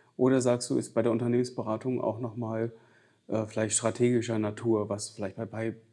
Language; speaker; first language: German; native; German